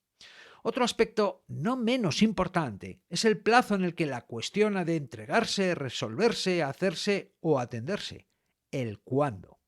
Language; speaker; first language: Spanish; native; Spanish